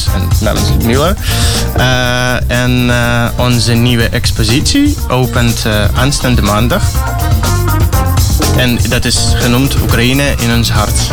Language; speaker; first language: Dutch; non-native, learner; Ukrainian